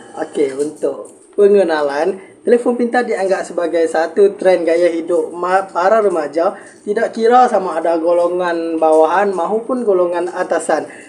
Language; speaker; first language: Malay; native; Malay